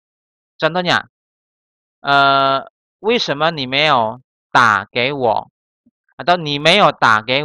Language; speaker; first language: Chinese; non-native, fluent; Indonesian